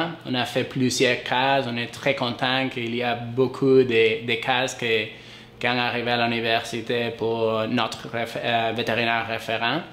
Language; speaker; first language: French; non-native, learner; Spanish